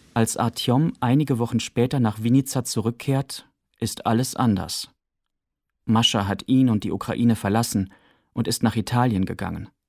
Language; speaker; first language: German; native; German